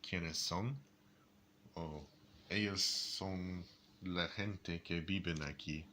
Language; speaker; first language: Spanish; non-native, learner; English